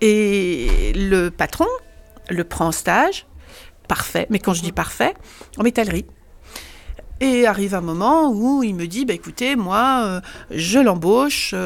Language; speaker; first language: French; native; French